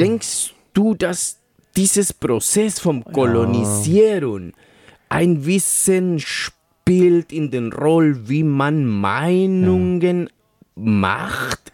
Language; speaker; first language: German; non-native, fluent; Spanish